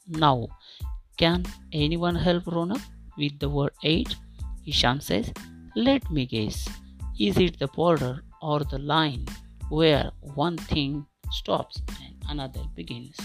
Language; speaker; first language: English; non-native, local second language; Marathi